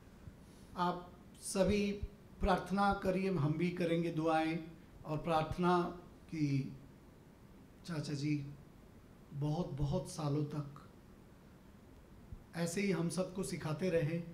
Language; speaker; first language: Hindi; native; Hindi